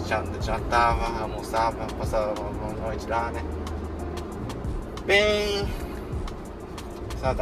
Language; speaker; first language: Portuguese; non-native, learner; Japanese